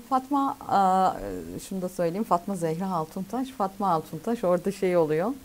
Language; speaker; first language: Turkish; native; Turkish